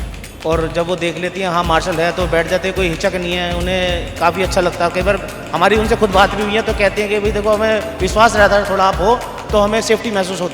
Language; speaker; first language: Hindi; native; Hindi